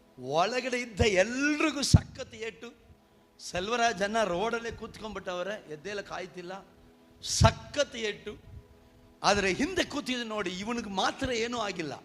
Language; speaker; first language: Kannada; non-native, local second language; Tamil